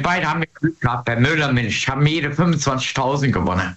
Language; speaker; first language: German; native; German